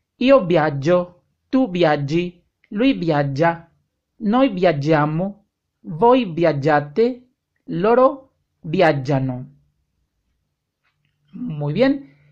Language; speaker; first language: Italian; non-native, fluent; Spanish